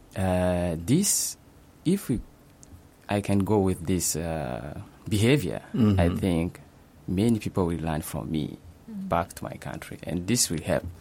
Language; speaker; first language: English; non-native, local second language; Kinyarwanda